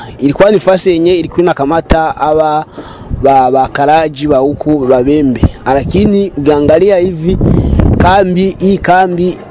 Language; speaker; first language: Swahili; non-native, local second language; Rundi